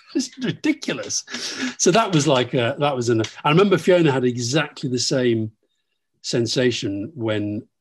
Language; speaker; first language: English; native; English